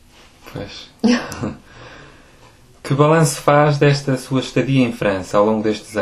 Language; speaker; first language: Portuguese; native; Portuguese